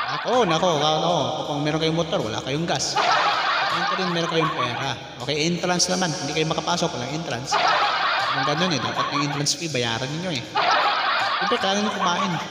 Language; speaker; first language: Filipino; non-native, local second language; Cebuano